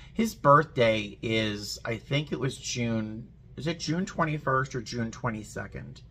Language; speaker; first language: English; native; English